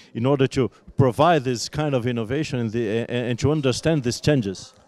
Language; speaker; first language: English; non-native, fluent; Portuguese